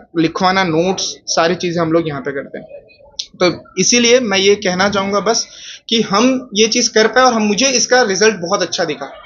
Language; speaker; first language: Hindi; native; Hindi